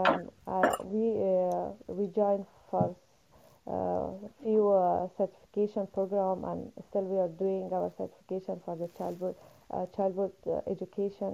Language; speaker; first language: English; non-native, fluent; Persian